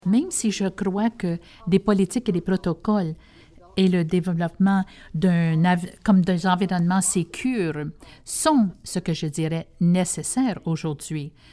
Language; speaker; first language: French; non-native, fluent; English